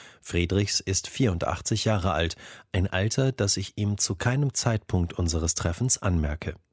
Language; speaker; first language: German; native; German